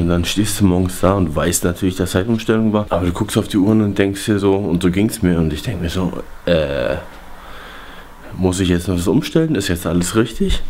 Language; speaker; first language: German; native; German